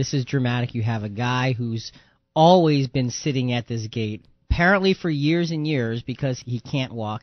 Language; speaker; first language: English; native; English